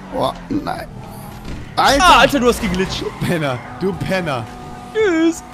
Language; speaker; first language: German; native; German